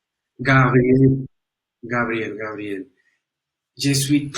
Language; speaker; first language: French; non-native, learner; Spanish